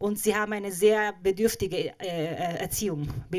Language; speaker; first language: German; native; German